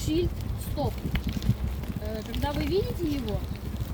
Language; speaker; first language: Russian; early bilingual, other home language; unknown